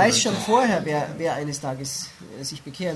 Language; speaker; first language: German; native; German